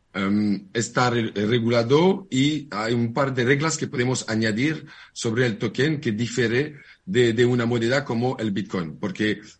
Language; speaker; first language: Spanish; non-native, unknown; French